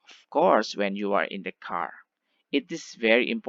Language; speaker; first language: English; non-native, learner; Indonesian